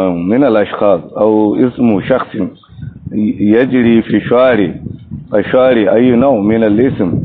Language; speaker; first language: Arabic; non-native, fluent; Hausa